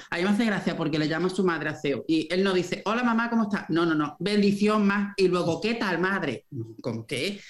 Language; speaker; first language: Spanish; native; Spanish